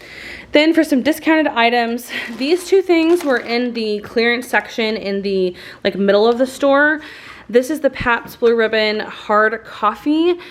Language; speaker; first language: English; native; English